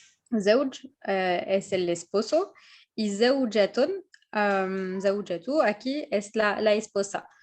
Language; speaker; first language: Spanish; non-native, fluent; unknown